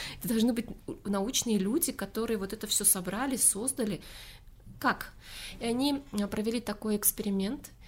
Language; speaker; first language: Russian; non-native, local second language; Tajik